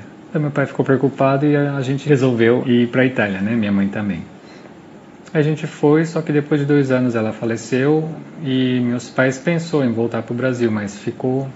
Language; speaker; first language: Portuguese; early bilingual, heritage; Portuguese